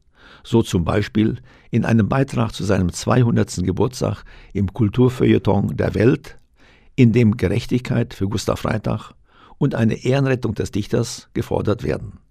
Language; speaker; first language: German; native; German